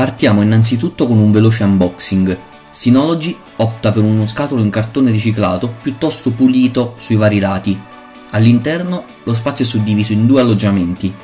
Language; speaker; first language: Italian; native; Italian